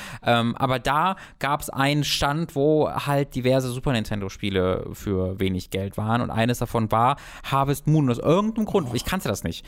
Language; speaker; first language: German; native; German